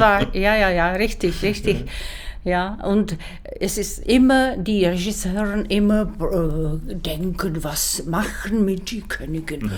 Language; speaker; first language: German; non-native, learner; Czech